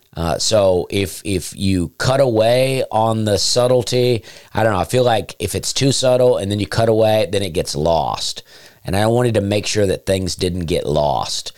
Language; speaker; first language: English; native; English